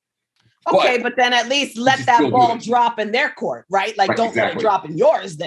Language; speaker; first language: English; native; English